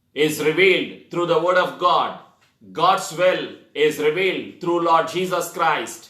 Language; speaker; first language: English; non-native, local second language; Telugu